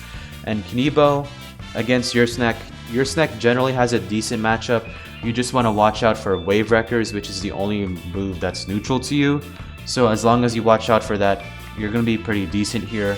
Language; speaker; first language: English; native; English